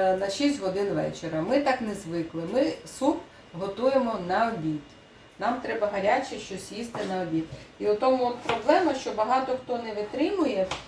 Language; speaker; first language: Ukrainian; native; Ukrainian